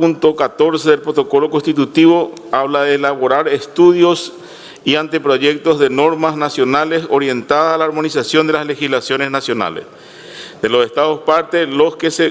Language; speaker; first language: Spanish; native; Spanish